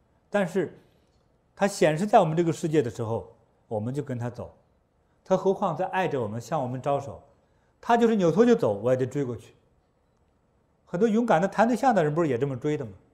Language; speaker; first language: Chinese; native; Chinese